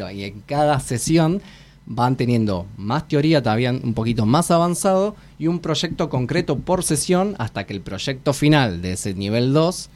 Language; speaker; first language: Spanish; native; Spanish